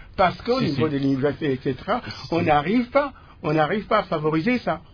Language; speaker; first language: French; non-native, local second language; Lingala